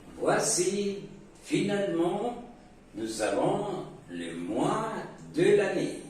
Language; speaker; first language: French; non-native, fluent; Spanish